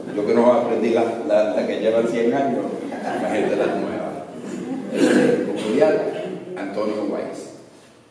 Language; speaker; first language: Spanish; early bilingual, other home language; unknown